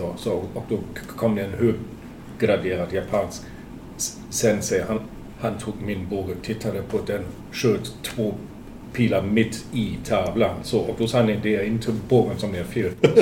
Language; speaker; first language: Swedish; non-native, fluent; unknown